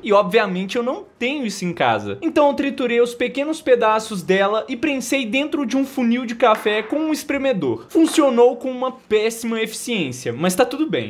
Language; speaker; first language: Portuguese; native; Portuguese